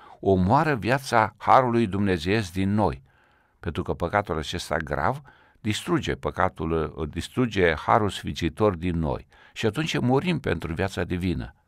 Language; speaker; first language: Romanian; native; Romanian